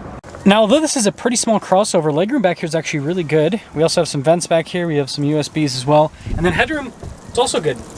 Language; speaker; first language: English; native; English